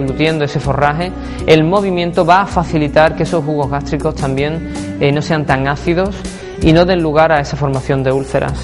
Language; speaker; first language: Spanish; native; Spanish